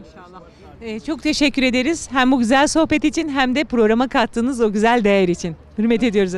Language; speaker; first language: Turkish; native; Turkish